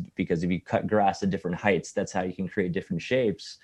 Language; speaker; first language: English; early bilingual, other home language; Chinese